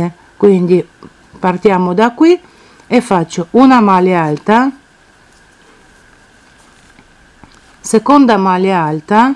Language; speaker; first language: Italian; non-native, fluent; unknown